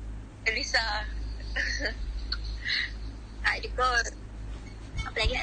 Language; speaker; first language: Malay; native; Malay